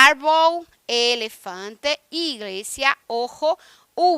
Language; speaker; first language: Spanish; non-native, fluent; Portuguese